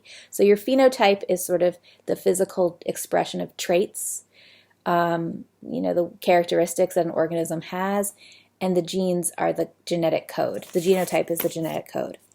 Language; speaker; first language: English; native; English